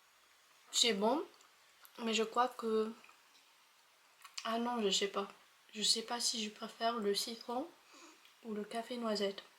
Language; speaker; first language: French; non-native, fluent; English